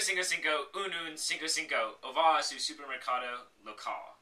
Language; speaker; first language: Spanish; non-native, learner; English